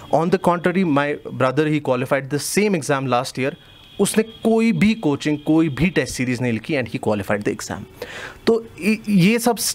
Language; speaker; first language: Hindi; non-native, local second language; Kashmiri